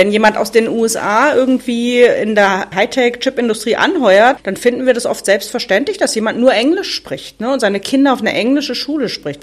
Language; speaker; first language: German; native; German